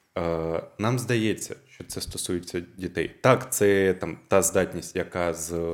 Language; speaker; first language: Ukrainian; non-native, local second language; Russian